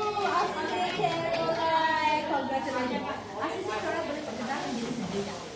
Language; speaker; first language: Malay; non-native, local second language; Chinese